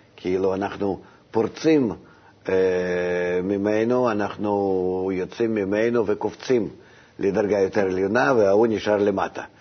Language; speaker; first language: Hebrew; non-native, fluent; Russian